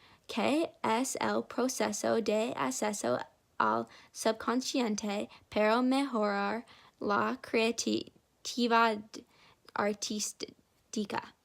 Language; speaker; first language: Spanish; non-native, learner; English